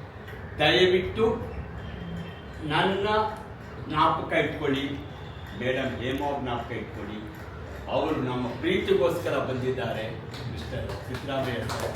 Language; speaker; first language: Kannada; non-native, learner; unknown